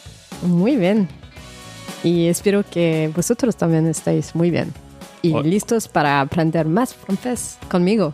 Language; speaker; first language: Spanish; non-native, fluent; French